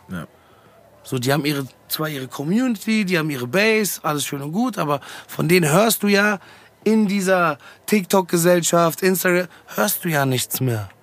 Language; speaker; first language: German; early bilingual, other home language; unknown